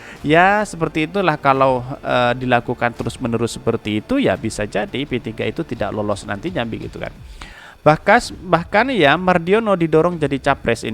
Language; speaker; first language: Indonesian; native; Indonesian